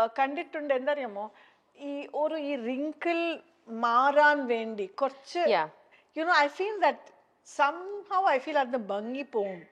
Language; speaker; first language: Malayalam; non-native, learner; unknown